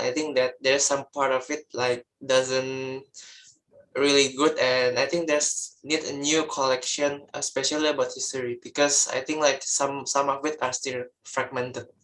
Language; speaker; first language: English; non-native, learner; Indonesian